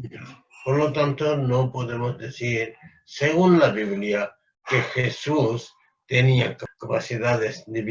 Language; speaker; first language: Spanish; non-native, fluent; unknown